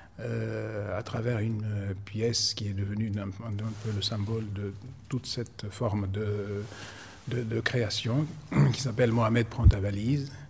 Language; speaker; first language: French; non-native, local second language; Arabic